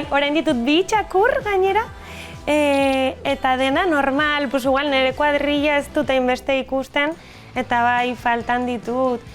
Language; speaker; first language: Basque; non-native, local second language; Spanish